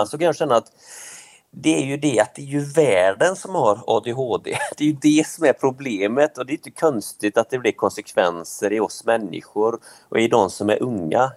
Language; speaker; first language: Swedish; native; Swedish